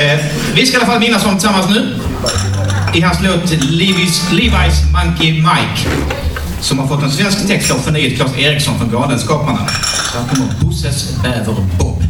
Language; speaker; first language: Swedish; native; Swedish